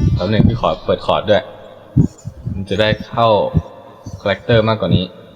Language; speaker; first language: Thai; native; Thai